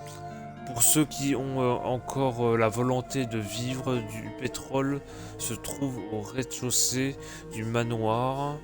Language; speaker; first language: French; native; French